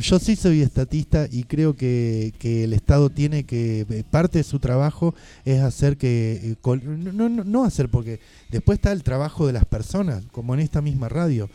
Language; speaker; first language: Spanish; native; Spanish